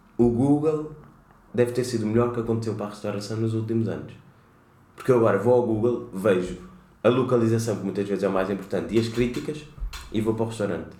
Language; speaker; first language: Portuguese; native; Portuguese